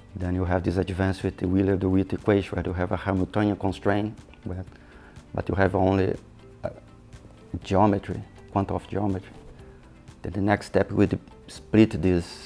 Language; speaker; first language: English; non-native, fluent; Portuguese